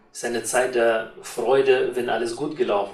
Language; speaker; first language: German; non-native, fluent; Russian